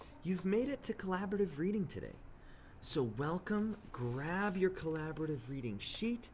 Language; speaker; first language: English; native; English